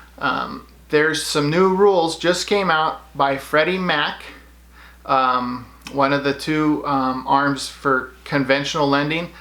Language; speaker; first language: English; native; English